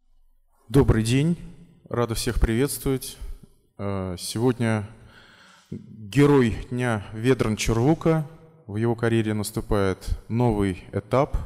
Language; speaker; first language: Russian; native; Russian